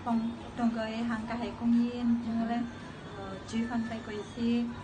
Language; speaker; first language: Cantonese; non-native, learner; Indonesian